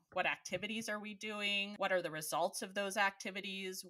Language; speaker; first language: English; native; English